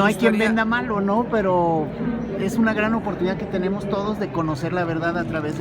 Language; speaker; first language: Spanish; native; Spanish